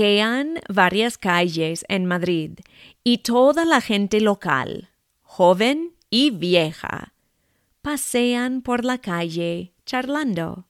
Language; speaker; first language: Spanish; non-native, fluent; English